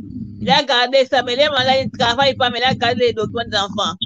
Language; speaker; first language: French; non-native, learner; Portuguese